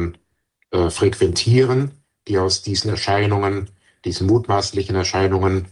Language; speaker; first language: German; native; German